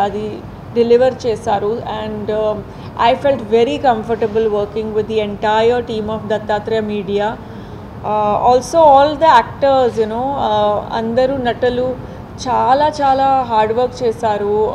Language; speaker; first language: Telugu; non-native, fluent; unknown